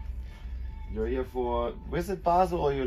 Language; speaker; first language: English; non-native, learner; German